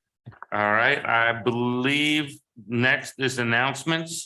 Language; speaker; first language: English; native; English